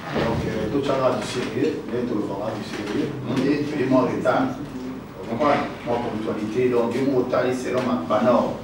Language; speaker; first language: French; non-native, local second language; Lingala